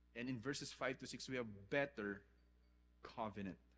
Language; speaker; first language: English; non-native, local second language; Filipino